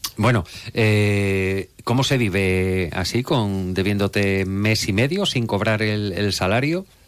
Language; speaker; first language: Spanish; native; Spanish